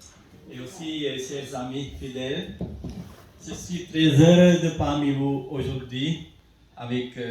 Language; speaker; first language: French; non-native, fluent; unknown